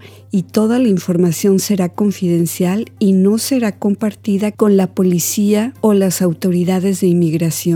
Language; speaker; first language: Spanish; native; Spanish